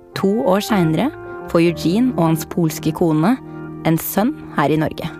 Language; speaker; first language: Norwegian; native; Norwegian